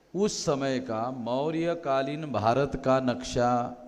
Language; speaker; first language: Hindi; non-native, local second language; Marathi